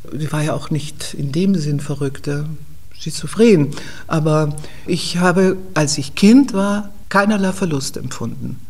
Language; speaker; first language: German; native; German